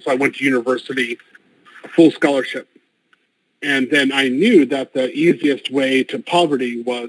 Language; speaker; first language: English; native; English